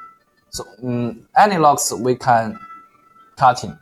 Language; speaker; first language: English; non-native, learner; Chinese